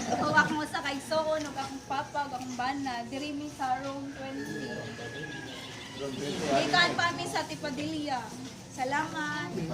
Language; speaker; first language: Cebuano; native; Cebuano